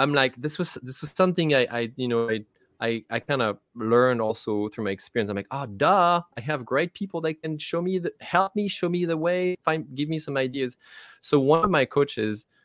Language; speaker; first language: English; non-native, fluent; French